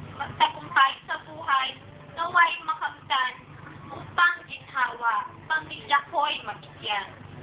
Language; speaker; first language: Filipino; native; Filipino